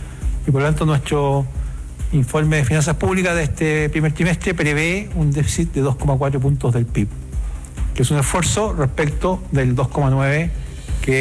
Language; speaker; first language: Spanish; native; Spanish